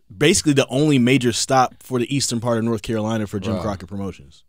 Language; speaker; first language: English; native; English